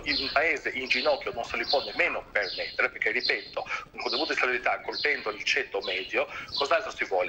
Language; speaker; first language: Italian; native; Italian